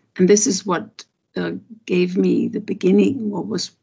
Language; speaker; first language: English; non-native, fluent; German